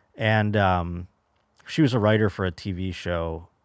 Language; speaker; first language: English; native; English